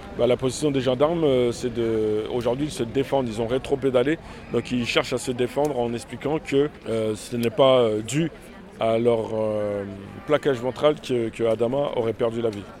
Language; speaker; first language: French; early bilingual, other home language; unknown